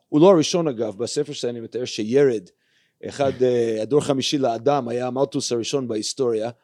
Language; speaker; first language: Hebrew; non-native, fluent; English